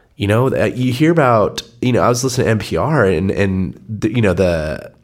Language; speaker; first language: English; native; English